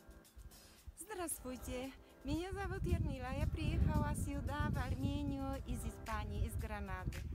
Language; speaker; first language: Russian; non-native, fluent; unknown